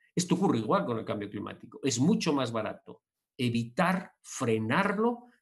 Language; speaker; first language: Spanish; native; Spanish